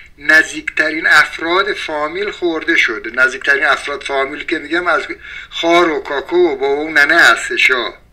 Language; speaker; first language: Persian; native; Persian